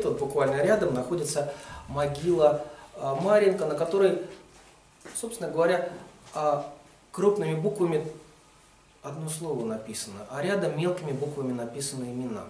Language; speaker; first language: Russian; native; Russian